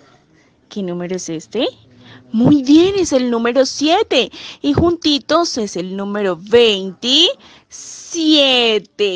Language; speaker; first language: Spanish; native; Spanish